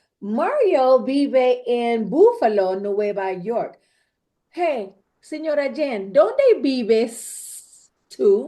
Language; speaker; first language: Spanish; non-native, fluent; English